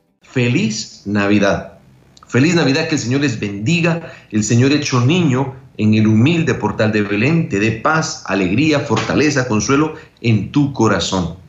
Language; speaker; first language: Spanish; native; Spanish